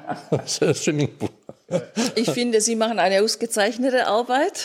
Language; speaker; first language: German; native; German